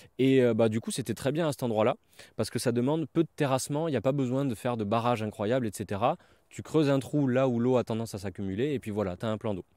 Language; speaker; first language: French; native; French